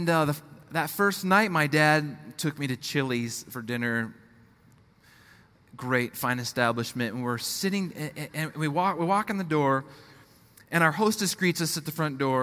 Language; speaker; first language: English; native; English